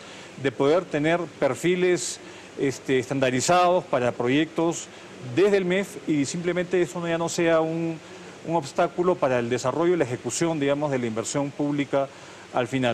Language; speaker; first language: Spanish; native; Spanish